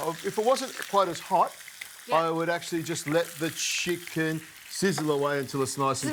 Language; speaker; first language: English; native; English